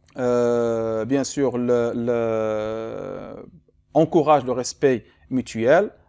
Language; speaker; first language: French; non-native, local second language; Arabic